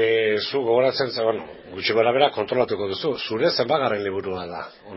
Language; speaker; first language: Basque; native; Basque